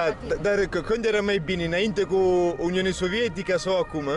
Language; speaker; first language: Romanian; non-native, learner; Italian